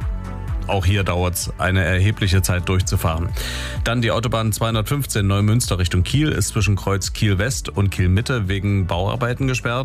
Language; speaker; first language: German; native; German